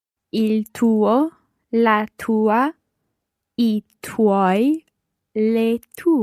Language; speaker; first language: Italian; non-native, learner; English